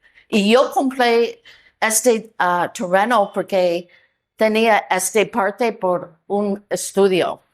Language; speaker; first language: Spanish; non-native, learner; English